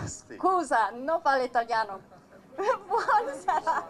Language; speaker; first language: Italian; non-native, learner; German